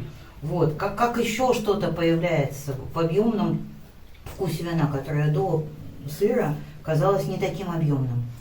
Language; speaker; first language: Russian; native; Russian